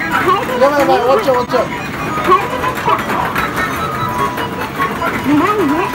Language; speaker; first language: Japanese; native; Japanese